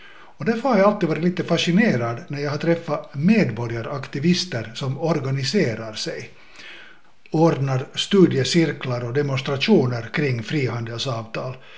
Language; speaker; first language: Swedish; native; Swedish